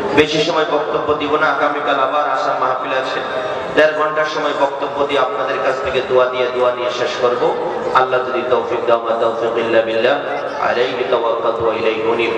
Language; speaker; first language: Bangla; non-native, local second language; Assamese